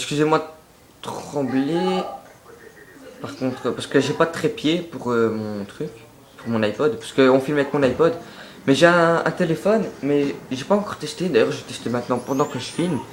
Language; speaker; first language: French; native; French